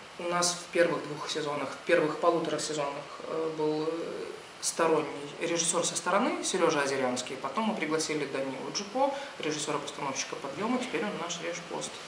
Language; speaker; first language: Russian; native; Russian